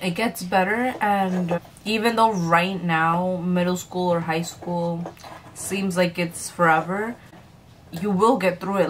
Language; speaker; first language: English; early bilingual, other home language; Spanish